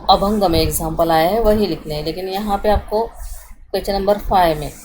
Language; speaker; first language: Hindi; non-native, local second language; Marathi